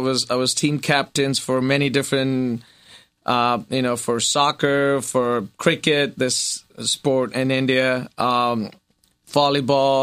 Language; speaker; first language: English; non-native, local second language; Gujarati